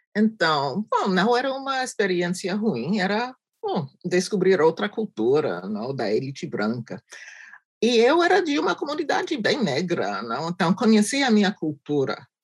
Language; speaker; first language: Portuguese; non-native, fluent; English